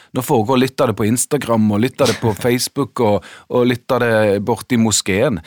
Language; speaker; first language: Norwegian; native; Norwegian